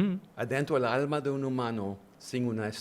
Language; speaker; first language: Spanish; early bilingual, heritage; English